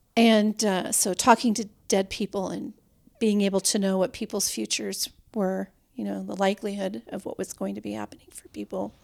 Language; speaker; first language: English; native; English